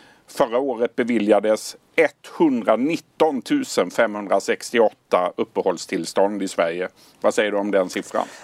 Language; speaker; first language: Swedish; native; Swedish